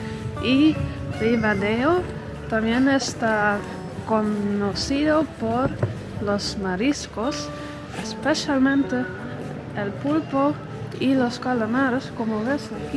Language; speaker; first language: Spanish; non-native, fluent; Dutch